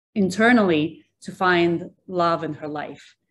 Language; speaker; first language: English; early bilingual, other home language; Russian